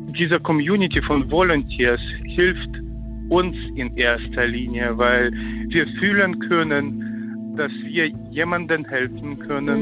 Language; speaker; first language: German; non-native, fluent; Ukrainian